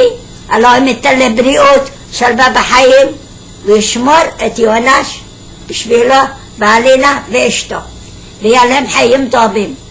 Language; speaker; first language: Hebrew; non-native, fluent; Arabic